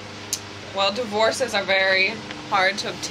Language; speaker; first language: English; native; English